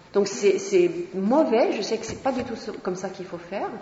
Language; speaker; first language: French; non-native, fluent; Swedish